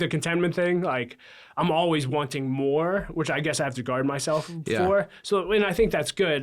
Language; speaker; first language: English; native; English